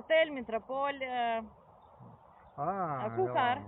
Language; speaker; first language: Russian; non-native, local second language; Ukrainian